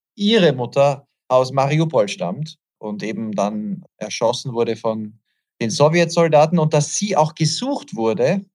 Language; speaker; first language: German; native; German